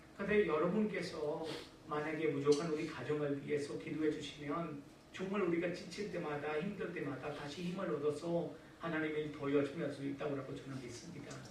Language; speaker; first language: Korean; non-native, fluent; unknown